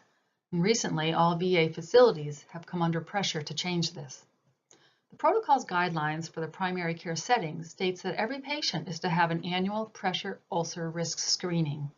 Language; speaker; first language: English; native; English